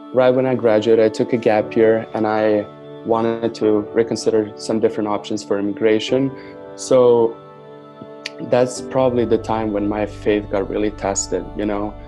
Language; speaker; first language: English; non-native, fluent; Serbian